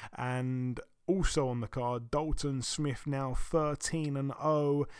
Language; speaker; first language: English; native; English